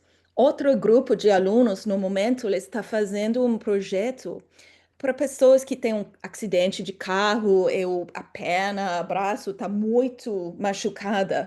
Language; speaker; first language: Portuguese; non-native, fluent; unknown